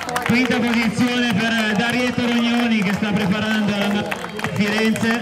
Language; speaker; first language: Italian; native; Italian